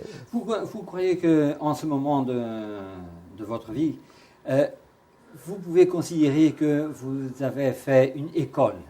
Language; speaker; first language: French; non-native, fluent; Portuguese